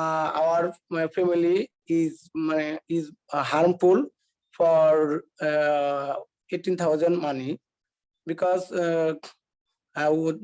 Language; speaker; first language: English; non-native, learner; Bangla